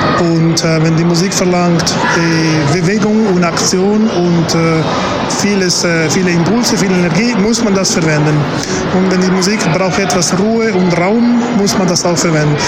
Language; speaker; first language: German; non-native, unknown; Spanish